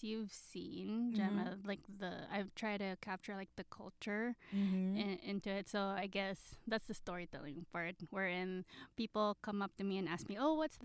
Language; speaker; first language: English; non-native, local second language; Filipino